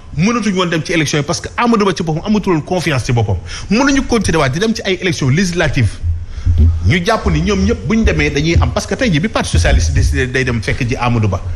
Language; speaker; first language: Wolof; native; Wolof